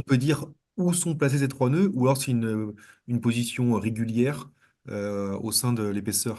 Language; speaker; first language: French; native; French